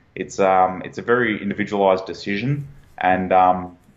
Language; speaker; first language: English; native; English